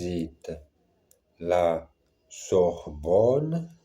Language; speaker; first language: French; non-native, learner; Portuguese